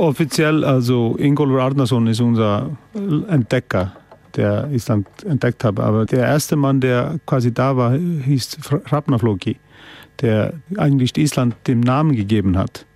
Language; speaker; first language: German; non-native, fluent; Icelandic